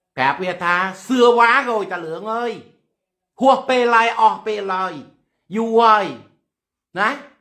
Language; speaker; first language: Khmer; native; Khmer